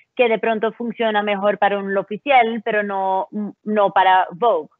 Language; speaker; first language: Spanish; early bilingual, heritage; Spanish